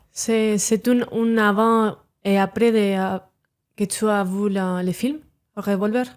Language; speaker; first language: French; non-native, learner; Spanish